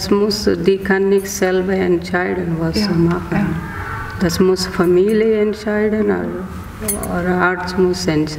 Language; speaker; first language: German; non-native, learner; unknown